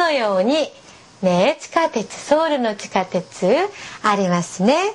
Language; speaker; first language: Japanese; non-native, fluent; Korean